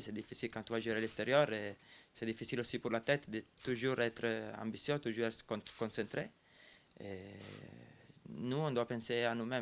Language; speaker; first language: French; non-native, fluent; Italian